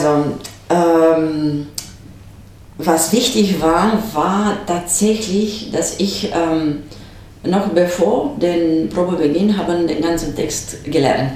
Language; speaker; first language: German; non-native, fluent; Romanian